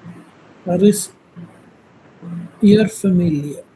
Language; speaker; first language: German; non-native, learner; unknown